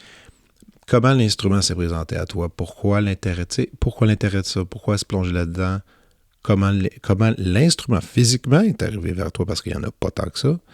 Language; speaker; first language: French; native; French